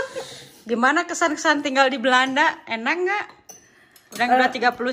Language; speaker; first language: Indonesian; native; Indonesian